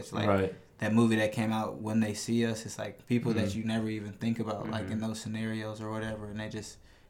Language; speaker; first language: English; native; English